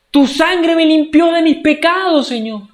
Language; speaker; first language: Spanish; native; Spanish